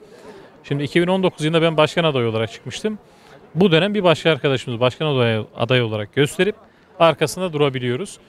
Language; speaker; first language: Turkish; native; Turkish